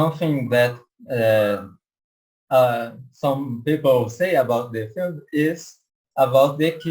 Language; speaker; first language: English; non-native, learner; Portuguese